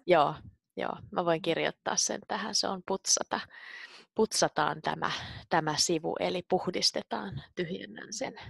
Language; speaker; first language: Finnish; native; Finnish